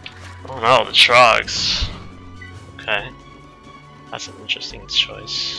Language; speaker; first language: English; native; English